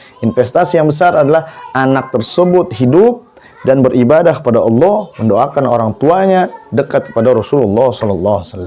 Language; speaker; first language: Indonesian; native; Indonesian